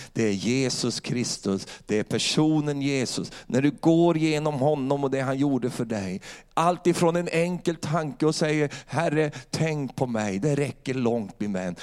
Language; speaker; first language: Swedish; native; Swedish